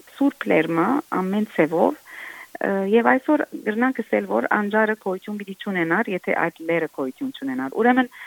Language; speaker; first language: Armenian; native; Armenian